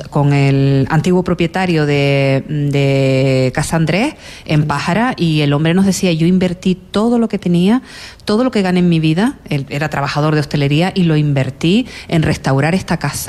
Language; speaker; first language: Spanish; native; Spanish